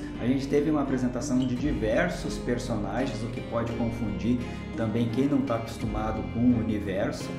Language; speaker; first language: Portuguese; native; Portuguese